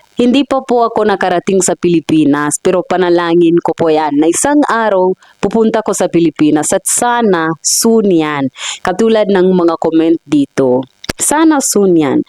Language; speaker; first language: Filipino; non-native, fluent; Swahili